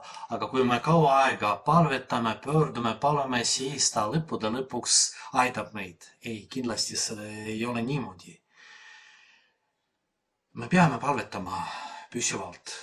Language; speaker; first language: Estonian; non-native, fluent; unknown